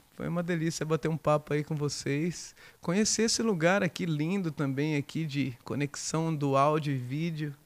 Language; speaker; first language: Portuguese; native; Portuguese